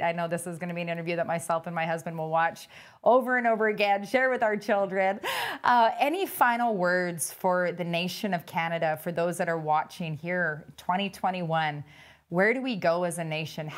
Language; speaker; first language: English; native; English